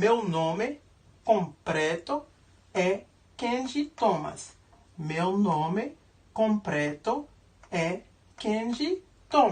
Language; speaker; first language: Portuguese; non-native, learner; Haitian Creole